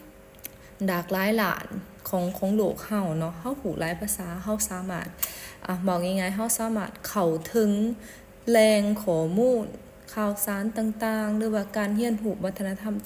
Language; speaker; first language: Thai; non-native, local second language; Lao